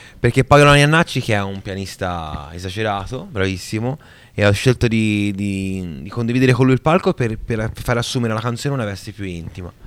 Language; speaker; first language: Italian; native; Italian